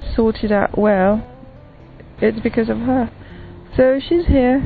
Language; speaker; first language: English; non-native, fluent; French